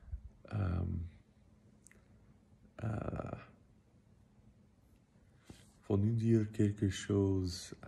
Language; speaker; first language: French; non-native, learner; English